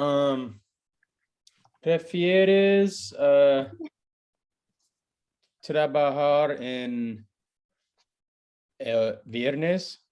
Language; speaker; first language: Spanish; non-native, learner; English